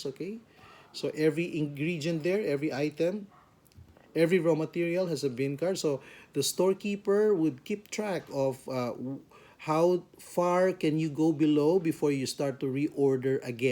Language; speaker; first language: English; non-native, local second language; Filipino